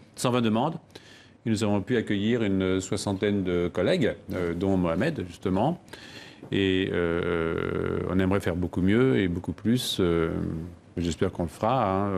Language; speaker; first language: French; native; French